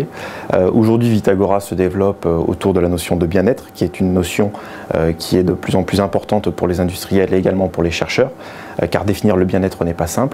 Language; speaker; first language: French; native; French